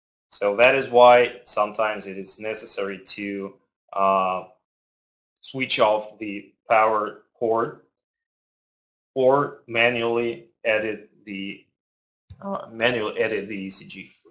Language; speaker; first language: English; non-native, fluent; Russian